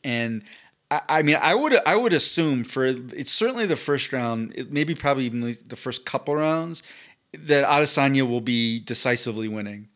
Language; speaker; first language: English; native; English